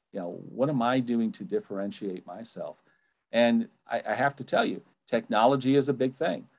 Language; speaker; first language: English; native; English